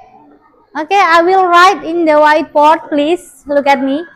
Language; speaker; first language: English; non-native, learner; Indonesian